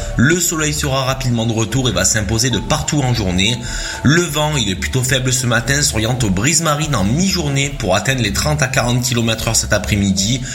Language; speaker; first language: French; native; French